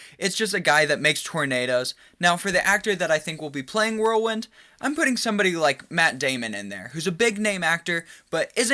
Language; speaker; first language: English; native; English